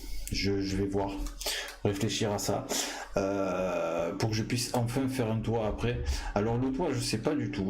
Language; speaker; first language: French; native; French